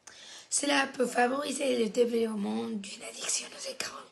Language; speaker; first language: French; non-native, fluent; Spanish